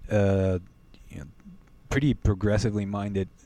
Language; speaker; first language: English; non-native, fluent; Spanish